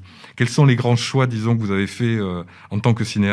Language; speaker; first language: French; native; French